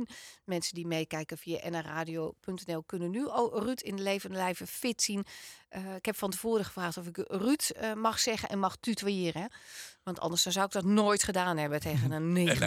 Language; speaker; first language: Dutch; native; Dutch